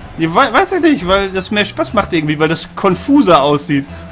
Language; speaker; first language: German; native; German